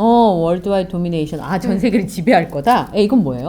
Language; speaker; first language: Korean; native; Korean